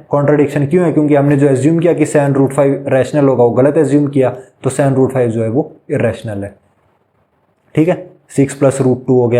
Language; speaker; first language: Hindi; native; Hindi